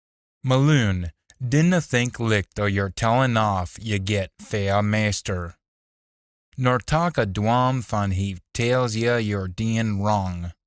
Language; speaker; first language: English; native; English